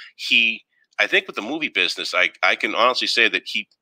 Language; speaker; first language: English; native; English